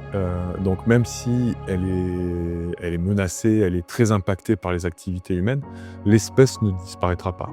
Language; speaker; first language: French; native; French